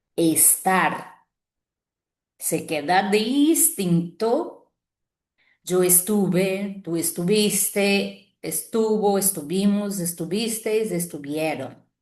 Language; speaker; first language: Spanish; non-native, fluent; Portuguese